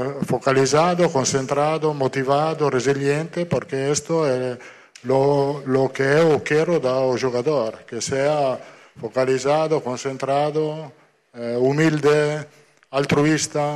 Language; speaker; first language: Portuguese; non-native, fluent; Italian